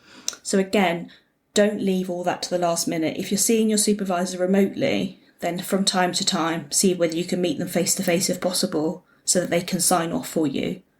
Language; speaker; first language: English; native; English